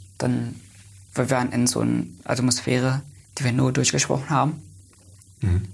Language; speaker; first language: German; non-native, fluent; Persian